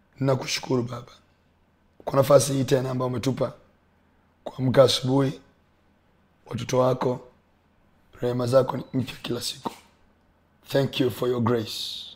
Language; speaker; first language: Swahili; native; Swahili